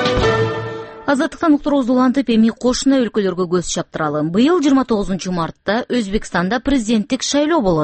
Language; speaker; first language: Kyrgyz; native; Kyrgyz